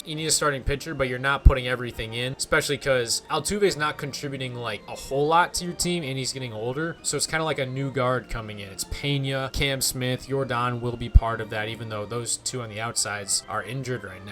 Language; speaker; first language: English; native; English